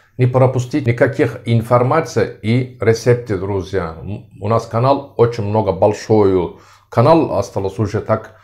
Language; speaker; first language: Russian; non-native, learner; Turkish